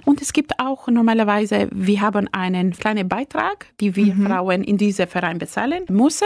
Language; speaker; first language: German; non-native, fluent; Albanian